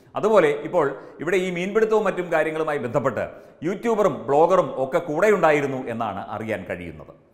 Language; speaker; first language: Malayalam; native; Malayalam